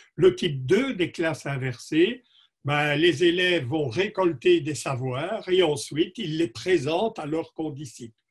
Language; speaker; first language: French; native; French